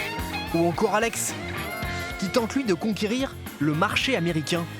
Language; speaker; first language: French; native; French